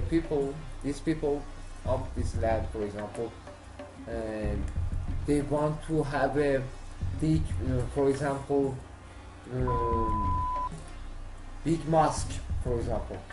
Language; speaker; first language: English; non-native, learner; Persian